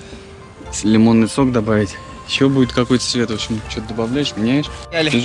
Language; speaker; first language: Russian; native; Russian